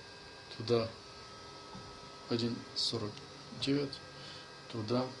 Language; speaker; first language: Russian; non-native, learner; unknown